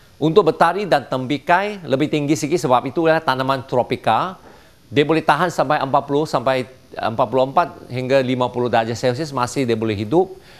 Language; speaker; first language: Malay; non-native, local second language; Chinese